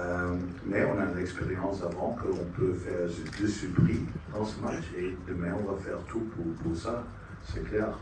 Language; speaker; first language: French; non-native, fluent; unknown